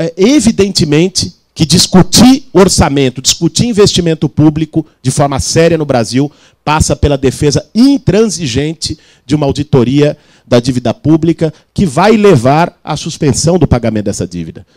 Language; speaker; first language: Portuguese; native; Portuguese